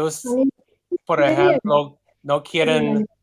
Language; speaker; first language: Spanish; non-native, fluent; English